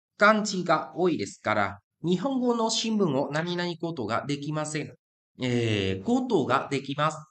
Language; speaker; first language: Japanese; non-native, fluent; Vietnamese